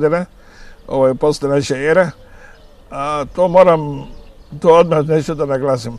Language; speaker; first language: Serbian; non-native, fluent; Arabic